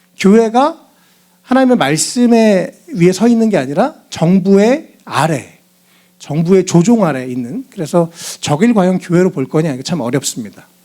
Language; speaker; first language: Korean; native; Korean